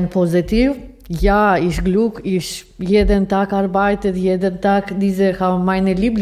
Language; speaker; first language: German; non-native, learner; Ukrainian